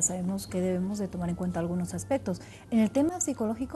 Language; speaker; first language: Spanish; native; Spanish